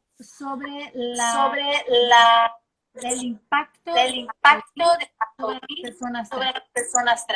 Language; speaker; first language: Spanish; non-native, learner; Portuguese